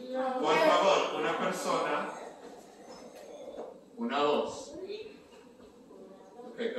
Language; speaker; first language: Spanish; non-native, learner; English